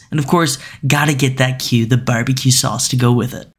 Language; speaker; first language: English; native; English